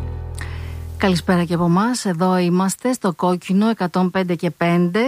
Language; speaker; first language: Greek; native; Greek